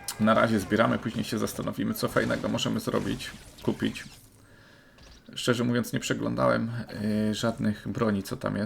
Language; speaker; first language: Polish; native; Polish